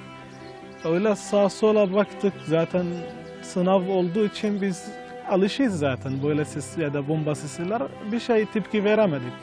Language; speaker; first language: Turkish; non-native, fluent; Arabic